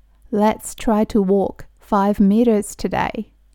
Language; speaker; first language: English; non-native, fluent; Japanese